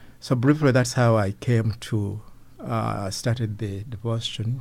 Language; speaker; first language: English; non-native, local second language; Ganda